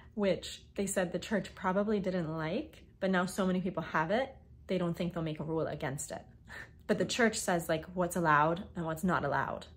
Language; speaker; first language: English; native; English